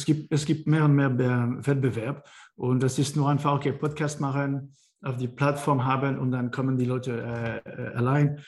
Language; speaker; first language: German; non-native, learner; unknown